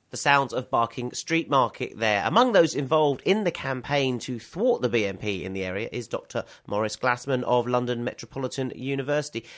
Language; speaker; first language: English; native; English